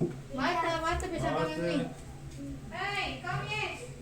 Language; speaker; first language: German; non-native, learner; Indonesian